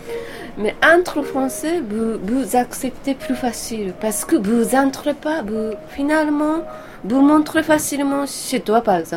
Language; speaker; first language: French; non-native, learner; Japanese